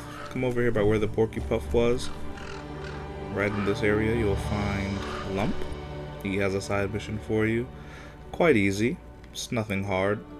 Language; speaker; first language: English; native; English